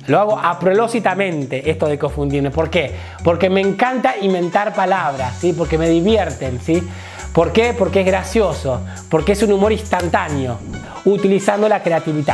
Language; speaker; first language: Spanish; native; Spanish